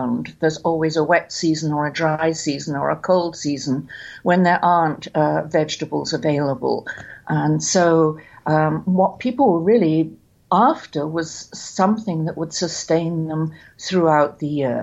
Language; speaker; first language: English; native; English